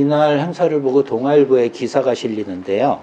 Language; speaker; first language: Korean; native; Korean